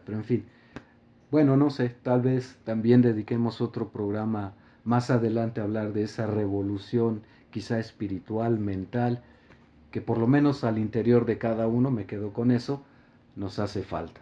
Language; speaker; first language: Spanish; native; Spanish